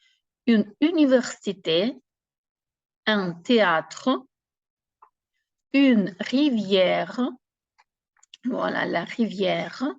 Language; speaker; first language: French; non-native, fluent; Ukrainian